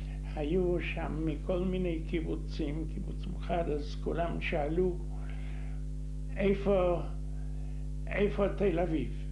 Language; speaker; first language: Hebrew; non-native, fluent; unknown